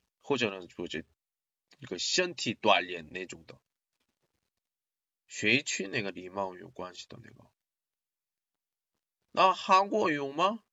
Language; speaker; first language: Chinese; non-native, learner; Korean